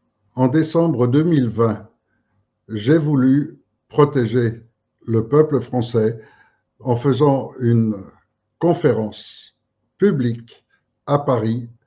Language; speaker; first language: French; native; French